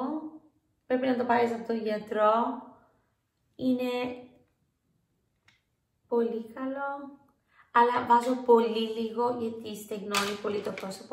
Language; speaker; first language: Greek; early bilingual, heritage; English